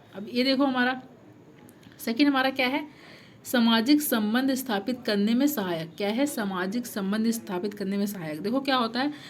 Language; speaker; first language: Hindi; native; Hindi